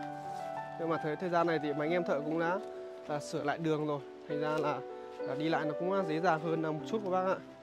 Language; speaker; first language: Vietnamese; native; Vietnamese